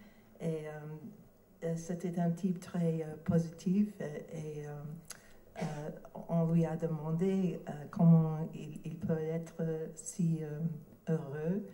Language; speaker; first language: French; non-native, learner; English